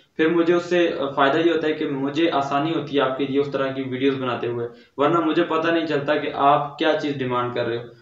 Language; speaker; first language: Urdu; non-native, local second language; Punjabi